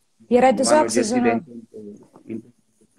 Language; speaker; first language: Italian; native; Italian